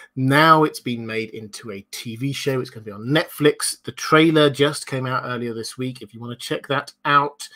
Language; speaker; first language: English; native; English